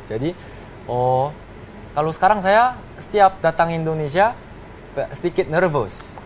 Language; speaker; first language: Indonesian; early bilingual, heritage; Indonesian